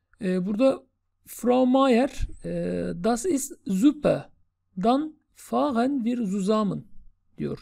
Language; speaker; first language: German; non-native, fluent; Turkish